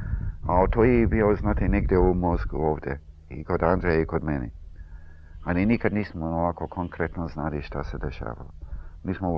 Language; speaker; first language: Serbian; early bilingual, heritage; Serbian